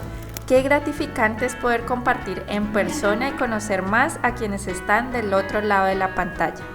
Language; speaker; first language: Spanish; native; Spanish